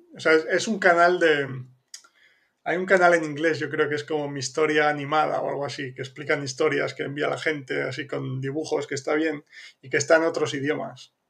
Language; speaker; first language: Spanish; native; Spanish